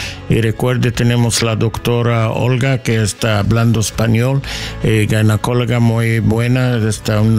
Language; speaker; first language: Spanish; non-native, learner; English